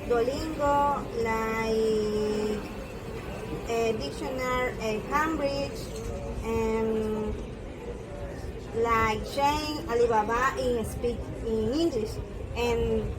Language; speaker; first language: English; non-native, learner; Spanish